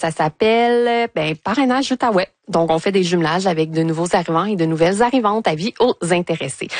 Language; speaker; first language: French; native; French